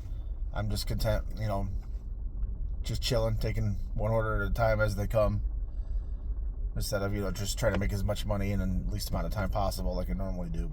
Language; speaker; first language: English; native; English